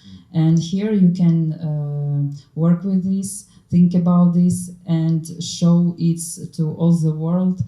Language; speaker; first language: English; non-native, learner; Ukrainian